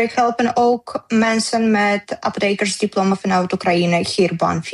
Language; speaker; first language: Dutch; non-native, learner; Ukrainian